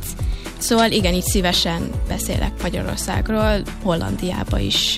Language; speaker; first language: Hungarian; early bilingual, heritage; Hungarian